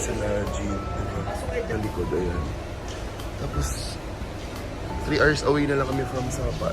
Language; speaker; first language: Filipino; native; Filipino